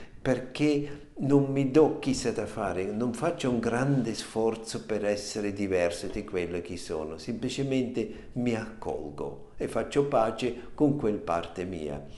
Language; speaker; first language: Italian; non-native, fluent; German